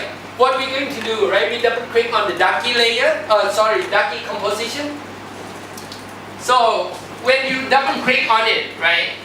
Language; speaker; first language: English; non-native, fluent; Thai